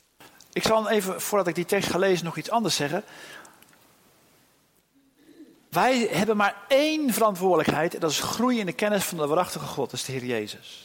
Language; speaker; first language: Dutch; native; Dutch